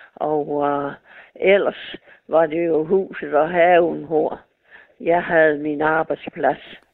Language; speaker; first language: Danish; native; Danish